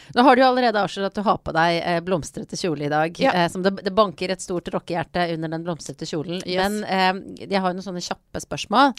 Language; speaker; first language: Norwegian; native; Norwegian